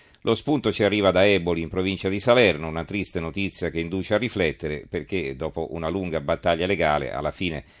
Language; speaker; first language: Italian; native; Italian